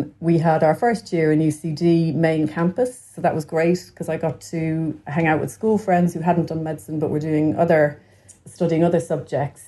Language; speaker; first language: English; native; English